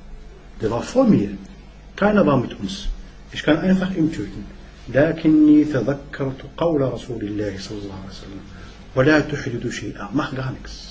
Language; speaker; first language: German; non-native, learner; Arabic